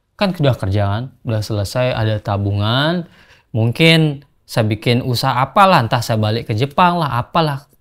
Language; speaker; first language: Indonesian; non-native, local second language; Sasak